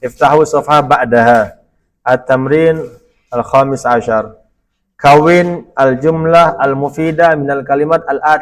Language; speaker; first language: Arabic; non-native, fluent; Indonesian